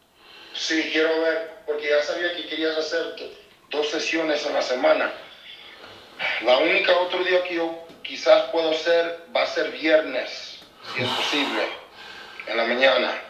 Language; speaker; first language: Spanish; early bilingual, heritage; Spanish